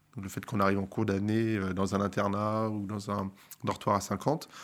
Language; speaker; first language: French; native; French